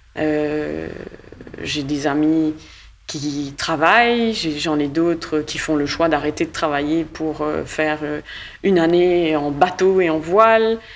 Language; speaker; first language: French; native; French